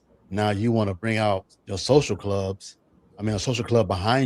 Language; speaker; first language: English; native; English